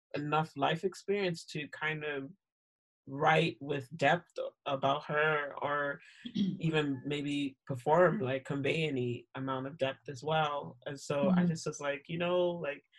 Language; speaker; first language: English; native; English